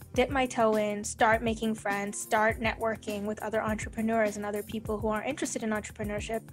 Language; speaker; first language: English; native; English